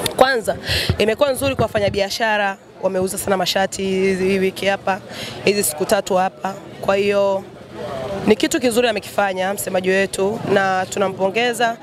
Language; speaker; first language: Swahili; native; Swahili